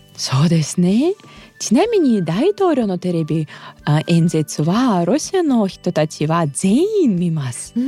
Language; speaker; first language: Japanese; non-native, fluent; Russian